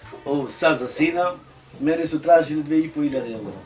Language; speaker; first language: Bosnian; non-native, local second language; Romany